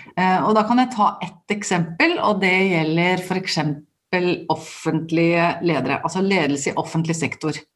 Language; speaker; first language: Norwegian; native; Norwegian